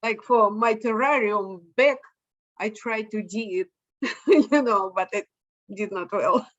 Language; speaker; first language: English; non-native, learner; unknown